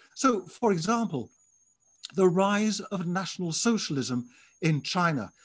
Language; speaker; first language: English; native; English